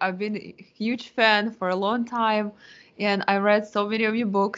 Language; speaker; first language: English; non-native, fluent; Russian